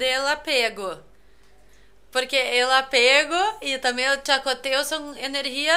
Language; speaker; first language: Spanish; non-native, fluent; Portuguese